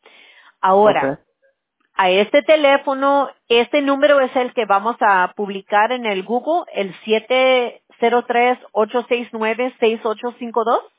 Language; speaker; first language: Spanish; early bilingual, heritage; English